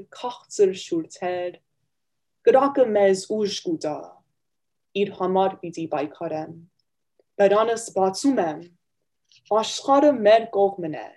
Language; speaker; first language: Armenian; early bilingual, heritage; Armenian